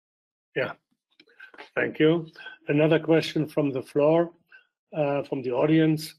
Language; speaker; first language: English; non-native, fluent; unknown